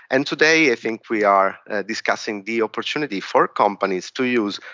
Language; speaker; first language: English; non-native, fluent; Italian